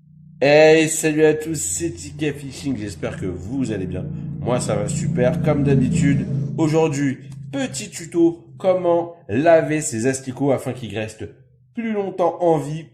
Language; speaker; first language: French; native; French